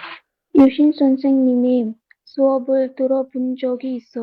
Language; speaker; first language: Korean; non-native, learner; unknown